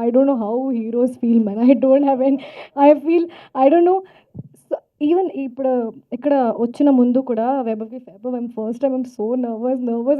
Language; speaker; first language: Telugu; non-native, fluent; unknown